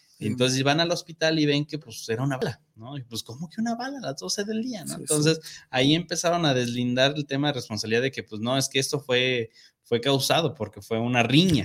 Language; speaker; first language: Spanish; native; Spanish